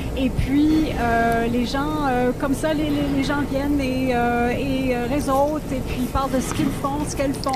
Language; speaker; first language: French; native; French